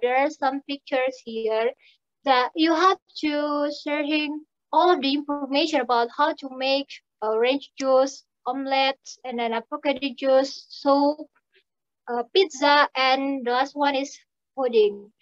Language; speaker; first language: English; non-native, learner; Indonesian